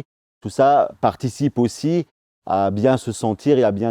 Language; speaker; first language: French; native; French